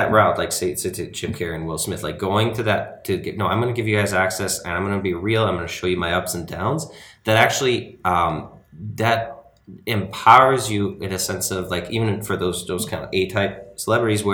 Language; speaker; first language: English; early bilingual, other home language; French